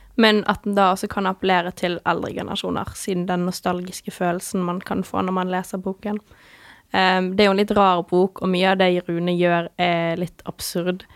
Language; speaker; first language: Norwegian; native; Norwegian